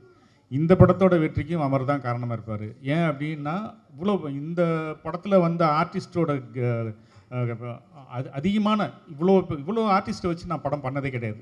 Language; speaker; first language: Tamil; native; Tamil